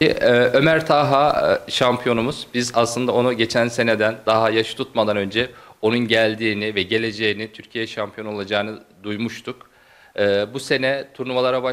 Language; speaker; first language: Turkish; native; Turkish